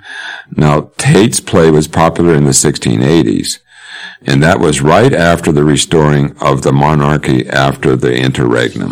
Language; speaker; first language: English; native; English